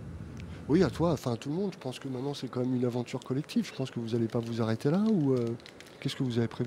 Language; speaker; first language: French; native; French